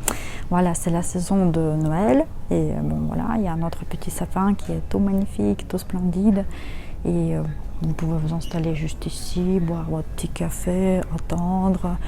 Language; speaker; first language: French; non-native, fluent; Russian